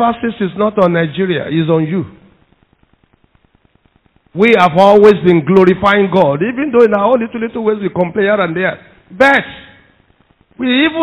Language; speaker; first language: English; non-native, local second language; Yoruba